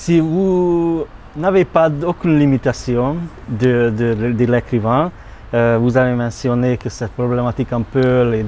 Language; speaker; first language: French; non-native, learner; Hungarian